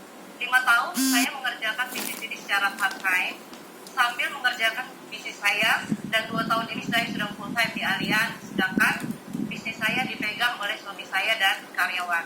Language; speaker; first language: Indonesian; native; Indonesian